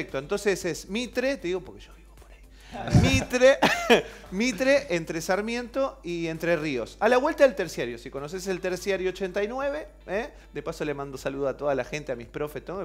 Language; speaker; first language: Spanish; native; Spanish